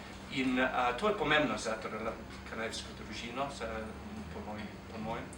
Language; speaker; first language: Slovenian; non-native, fluent; English